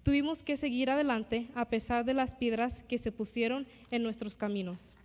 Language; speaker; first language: Spanish; early bilingual, other home language; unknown